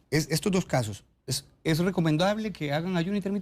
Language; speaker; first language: Spanish; native; Spanish